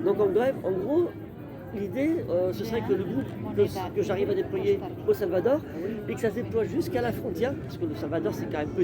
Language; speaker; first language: French; native; French